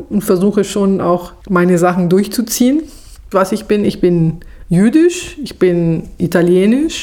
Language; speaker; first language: German; non-native, fluent; Italian